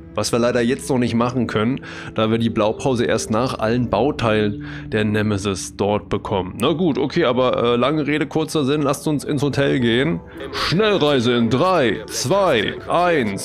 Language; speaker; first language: German; native; German